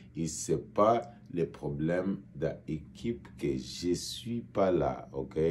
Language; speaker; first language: French; non-native, learner; Portuguese